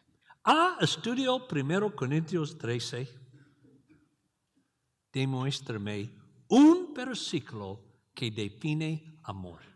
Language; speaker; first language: Spanish; non-native, learner; English